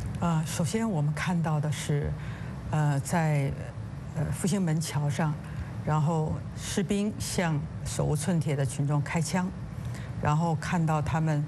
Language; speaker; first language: Chinese; native; Chinese